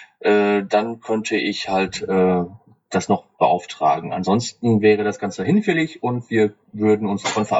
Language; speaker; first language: German; native; German